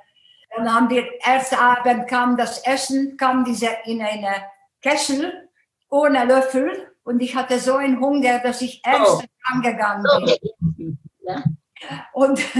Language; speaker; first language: German; non-native, fluent; Hungarian